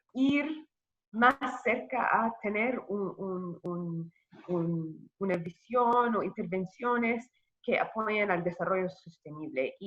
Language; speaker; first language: Spanish; non-native, fluent; English